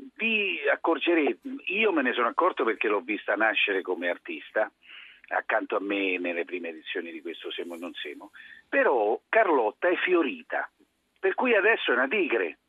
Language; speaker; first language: Italian; native; Italian